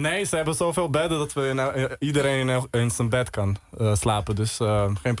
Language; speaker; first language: Dutch; early bilingual, heritage; Dutch